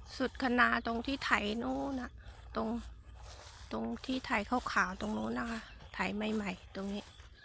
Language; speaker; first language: Thai; non-native, local second language; Khmer